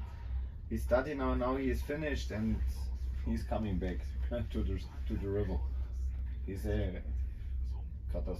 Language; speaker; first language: English; non-native, learner; German